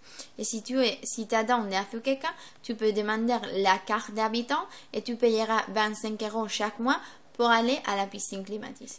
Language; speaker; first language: French; non-native, learner; Spanish